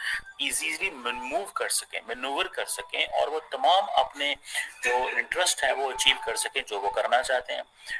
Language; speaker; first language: Hindi; native; Hindi